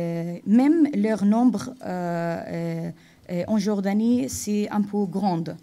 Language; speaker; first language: French; non-native, fluent; Arabic